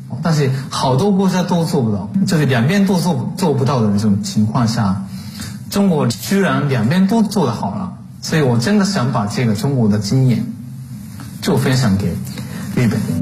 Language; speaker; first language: Chinese; non-native, fluent; Japanese